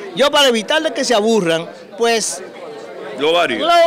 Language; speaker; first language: Spanish; native; Spanish